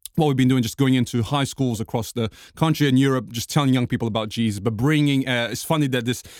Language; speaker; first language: English; non-native, fluent; Portuguese